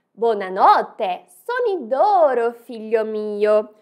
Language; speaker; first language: Italian; non-native, fluent; Portuguese